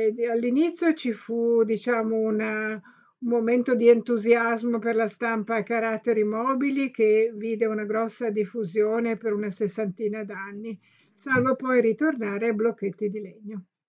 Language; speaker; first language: Italian; native; Italian